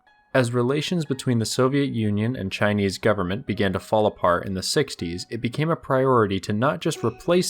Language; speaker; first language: English; native; English